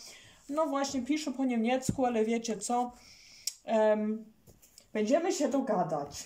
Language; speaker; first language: Polish; early bilingual, heritage; German